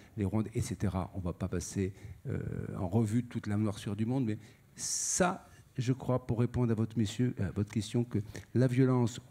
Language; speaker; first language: French; native; French